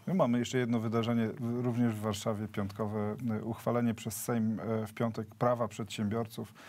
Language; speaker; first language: Polish; native; Polish